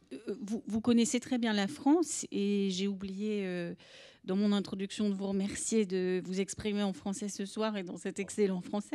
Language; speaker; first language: French; native; French